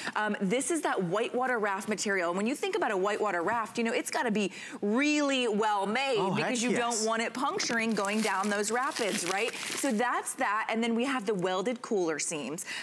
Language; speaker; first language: English; native; English